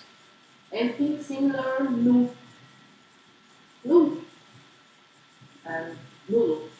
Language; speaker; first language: English; non-native, learner; Portuguese